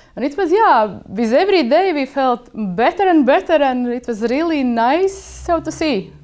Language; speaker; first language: English; non-native, fluent; Latvian